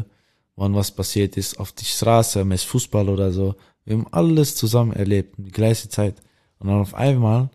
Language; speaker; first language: German; non-native, learner; Dutch